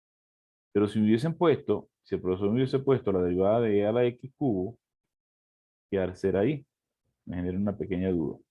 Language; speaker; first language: Spanish; native; Spanish